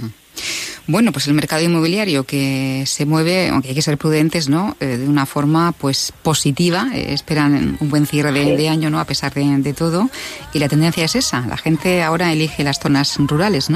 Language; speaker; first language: Spanish; native; Spanish